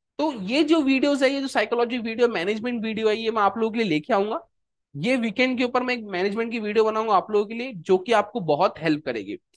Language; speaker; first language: Hindi; native; Hindi